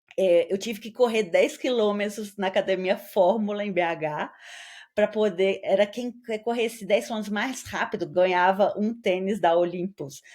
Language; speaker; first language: Portuguese; native; Portuguese